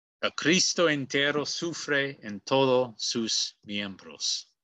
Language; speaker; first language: Spanish; non-native, learner; English